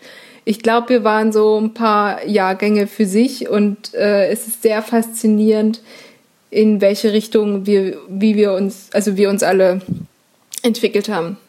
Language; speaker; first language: German; native; German